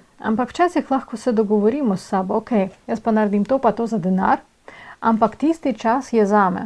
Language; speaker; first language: Slovenian; non-native, fluent; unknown